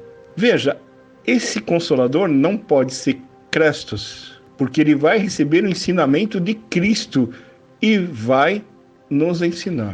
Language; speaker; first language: Portuguese; native; Portuguese